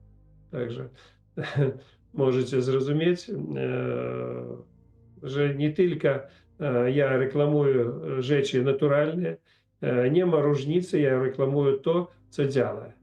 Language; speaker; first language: Polish; non-native, learner; Russian